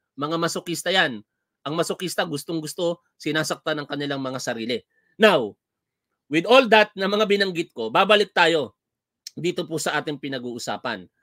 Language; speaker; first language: Filipino; native; Filipino